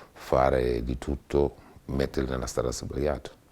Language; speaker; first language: Italian; non-native, fluent; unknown